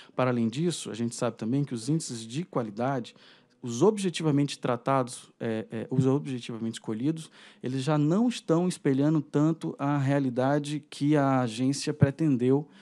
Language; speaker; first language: Portuguese; native; Portuguese